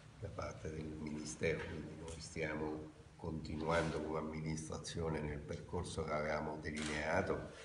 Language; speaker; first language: Italian; native; Italian